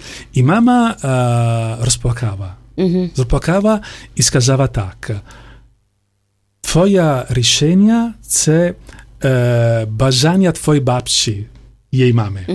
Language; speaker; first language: Polish; non-native, learner; Italian